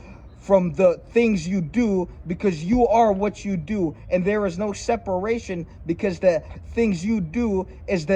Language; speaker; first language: English; native; English